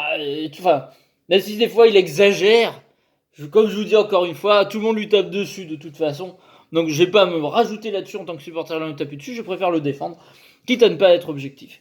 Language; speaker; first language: French; native; French